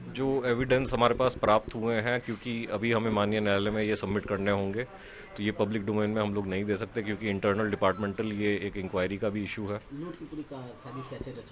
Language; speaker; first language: Hindi; native; Hindi